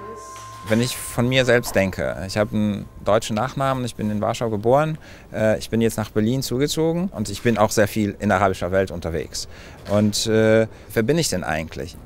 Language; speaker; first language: German; non-native, fluent; Polish